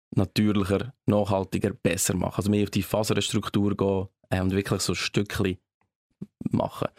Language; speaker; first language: German; native; German